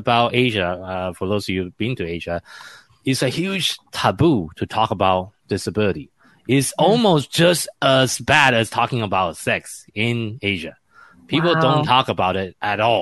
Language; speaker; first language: English; non-native, fluent; Chinese